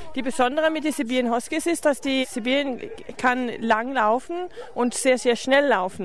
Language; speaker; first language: German; non-native, learner; Swedish